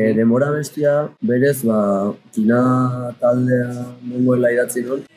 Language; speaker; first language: Basque; native; Basque